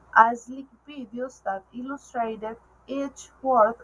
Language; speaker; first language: English; non-native, learner; Spanish